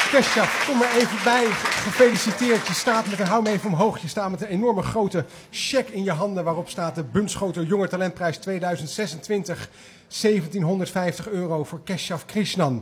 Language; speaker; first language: Dutch; native; Dutch